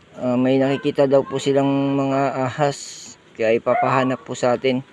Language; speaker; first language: Filipino; non-native, local second language; Bikol